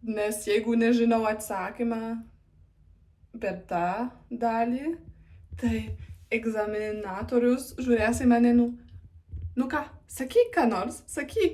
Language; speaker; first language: Lithuanian; non-native, learner; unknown